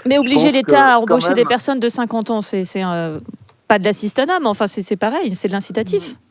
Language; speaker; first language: French; native; French